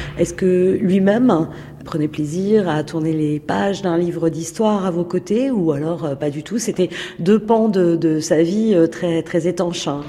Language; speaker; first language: French; native; French